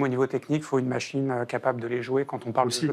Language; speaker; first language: French; native; French